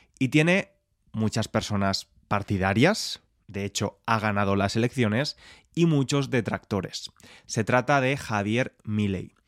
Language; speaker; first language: Spanish; native; Spanish